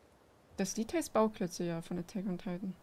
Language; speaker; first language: German; native; German